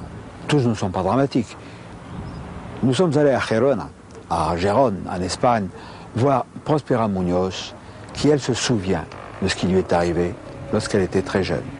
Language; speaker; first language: French; native; French